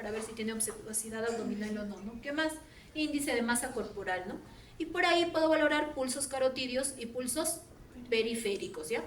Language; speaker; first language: Spanish; native; Spanish